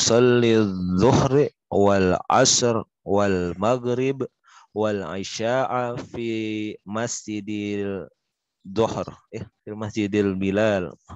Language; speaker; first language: Arabic; non-native, learner; Indonesian